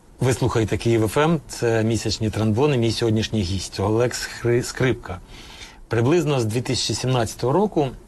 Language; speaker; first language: Ukrainian; native; Ukrainian